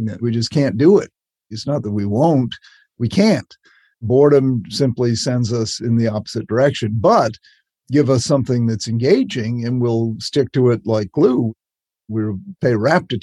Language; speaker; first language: English; native; English